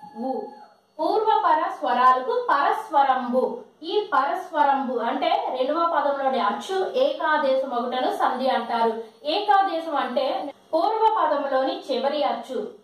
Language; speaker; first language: Telugu; non-native, local second language; Lambadi